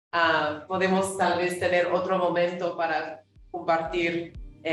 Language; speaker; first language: Spanish; non-native, fluent; English